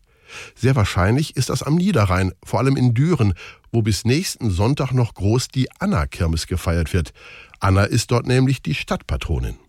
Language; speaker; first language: German; native; German